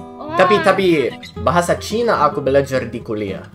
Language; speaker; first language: Indonesian; non-native, learner; English